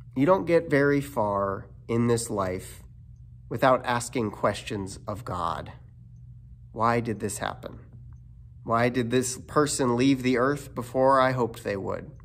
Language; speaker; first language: English; native; English